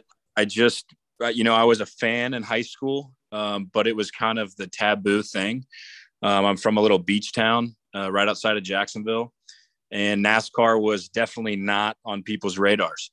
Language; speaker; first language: English; native; English